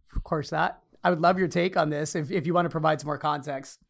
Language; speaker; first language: English; early bilingual, other home language; Spanish